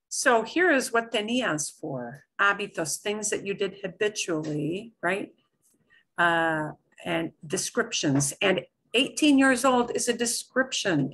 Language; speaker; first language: English; native; English